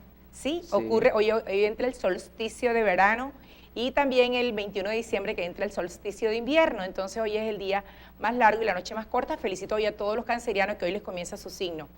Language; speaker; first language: Spanish; native; Spanish